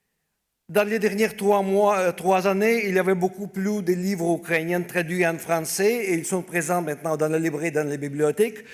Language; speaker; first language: French; non-native, fluent; Ukrainian